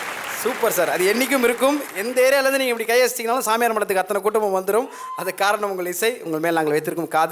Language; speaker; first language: Tamil; native; Tamil